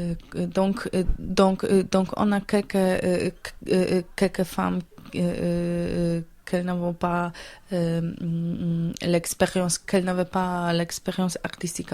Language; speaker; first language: French; non-native, learner; Polish